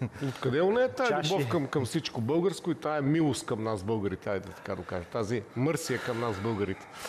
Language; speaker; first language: Bulgarian; native; Bulgarian